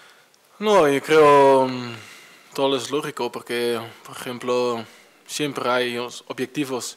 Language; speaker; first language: Spanish; non-native, fluent; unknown